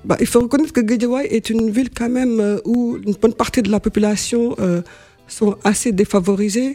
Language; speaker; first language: French; non-native, local second language; Wolof